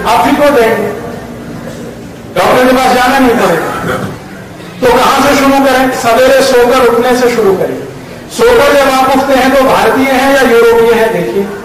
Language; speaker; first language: Hindi; native; Hindi